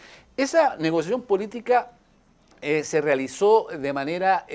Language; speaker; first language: Spanish; native; Spanish